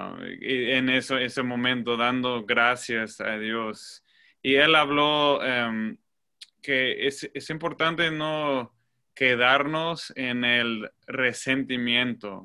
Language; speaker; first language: Spanish; non-native, fluent; English